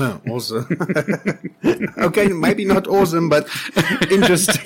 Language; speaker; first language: English; non-native, local second language; Afrikaans